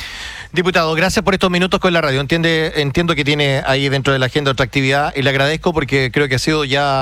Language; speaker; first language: Spanish; native; Spanish